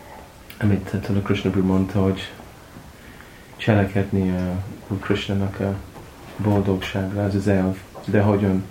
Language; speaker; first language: Hungarian; non-native, learner; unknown